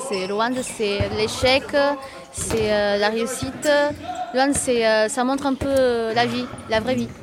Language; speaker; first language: French; non-native, fluent; Portuguese